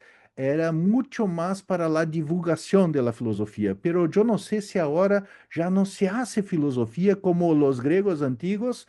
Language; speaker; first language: Spanish; non-native, learner; Portuguese